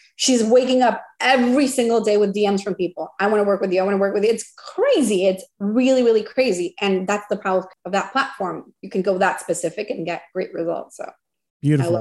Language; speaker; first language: English; non-native, fluent; Spanish